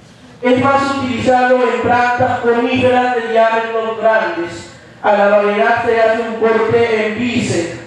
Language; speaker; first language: Spanish; native; Spanish